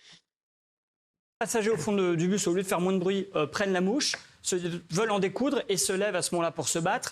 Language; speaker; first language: French; native; French